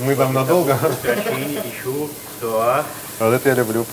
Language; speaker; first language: Russian; native; Russian